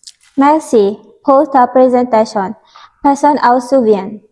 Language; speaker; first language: French; non-native, learner; Malay